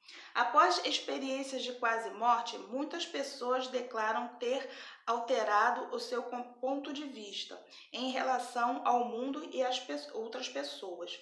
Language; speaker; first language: Portuguese; native; Portuguese